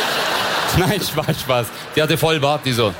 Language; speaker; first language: German; early bilingual, other home language; Turkish